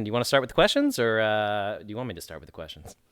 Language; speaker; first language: English; native; English